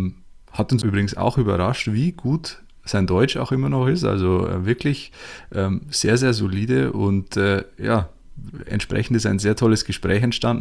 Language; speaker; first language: German; native; German